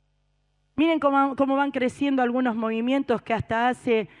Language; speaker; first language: Spanish; native; Spanish